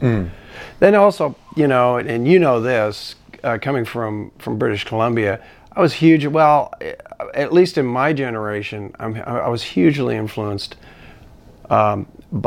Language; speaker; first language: English; native; English